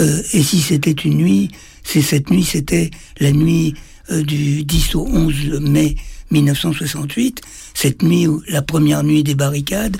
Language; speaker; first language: French; native; French